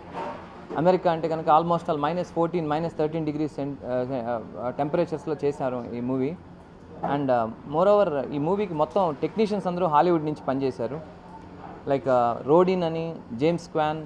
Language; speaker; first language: Telugu; native; Telugu